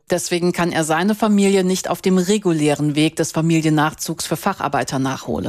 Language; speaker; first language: German; native; German